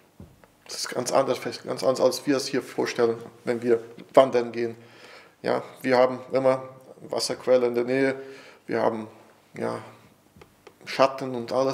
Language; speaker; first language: German; non-native, fluent; Portuguese